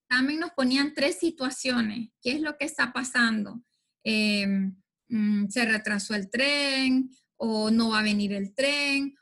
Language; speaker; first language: Spanish; native; Spanish